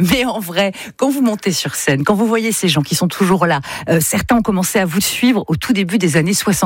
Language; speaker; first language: French; native; French